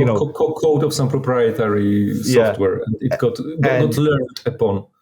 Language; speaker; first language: English; non-native, fluent; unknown